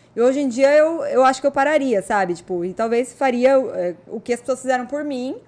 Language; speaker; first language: Portuguese; native; Portuguese